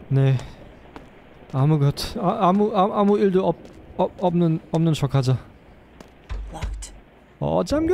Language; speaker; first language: Korean; non-native, fluent; German